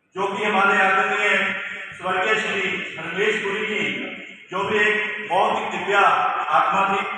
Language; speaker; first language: Hindi; non-native, local second language; Punjabi